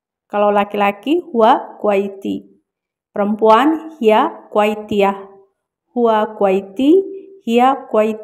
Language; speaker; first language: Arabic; non-native, fluent; Indonesian